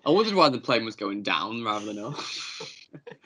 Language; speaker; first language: English; native; English